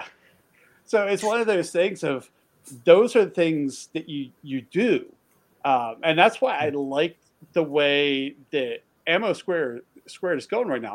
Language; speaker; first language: English; native; English